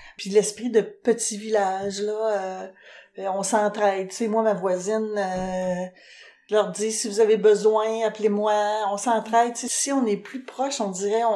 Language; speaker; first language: French; native; French